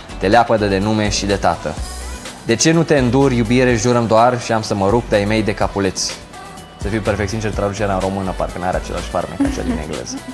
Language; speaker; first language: Romanian; native; Romanian